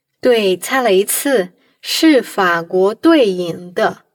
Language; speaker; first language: Chinese; non-native, fluent; Portuguese